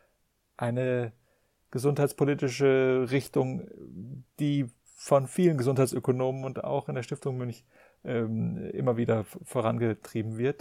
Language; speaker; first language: German; native; German